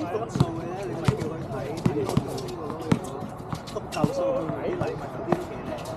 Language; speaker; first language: Cantonese; native; Cantonese